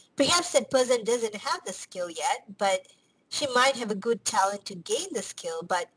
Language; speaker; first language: English; non-native, local second language; Tamil